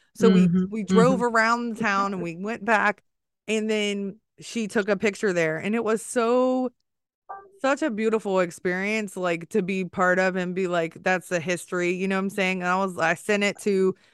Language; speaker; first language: English; native; English